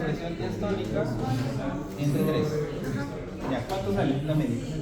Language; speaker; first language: Spanish; native; Spanish